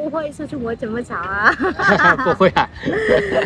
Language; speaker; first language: Chinese; non-native, learner; Vietnamese